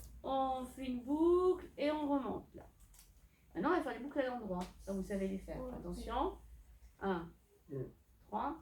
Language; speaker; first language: French; native; French